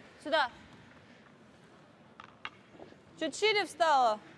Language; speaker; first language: Russian; native; Russian